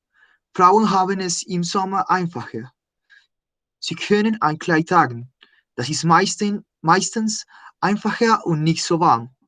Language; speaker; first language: German; non-native, fluent; Spanish